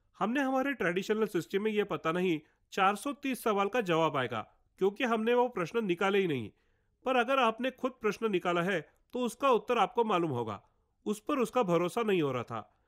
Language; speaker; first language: Hindi; non-native, local second language; Marathi